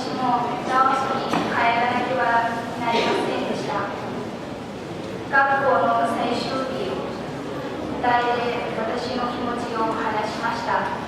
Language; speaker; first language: Japanese; non-native, learner; Lao